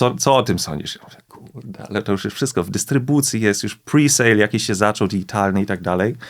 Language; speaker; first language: Polish; early bilingual, heritage; Polish